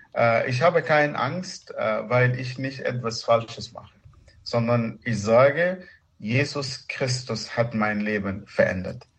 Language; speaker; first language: German; non-native, fluent; Arabic